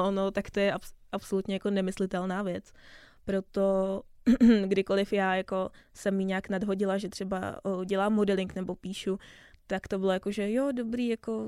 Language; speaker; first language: Czech; early bilingual, other home language; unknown